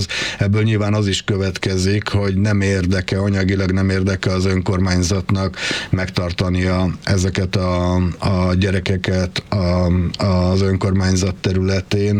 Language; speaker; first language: Hungarian; native; Hungarian